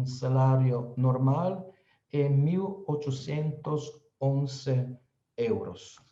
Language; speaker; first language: Spanish; non-native, fluent; Slovenian